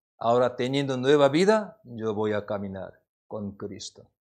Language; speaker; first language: Spanish; non-native, learner; Korean